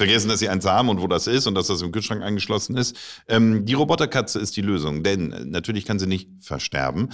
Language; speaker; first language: German; native; German